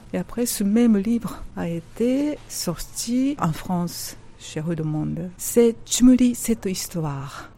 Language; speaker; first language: French; non-native, fluent; Japanese